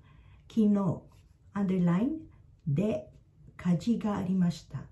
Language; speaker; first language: Japanese; non-native, fluent; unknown